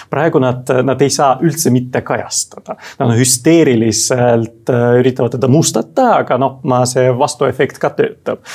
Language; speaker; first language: Estonian; non-native, local second language; Russian